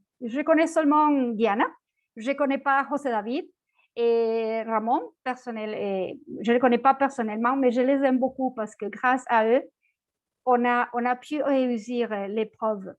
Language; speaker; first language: French; non-native, fluent; Spanish